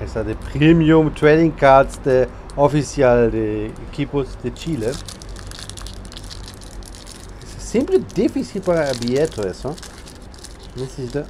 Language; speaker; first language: Spanish; non-native, learner; English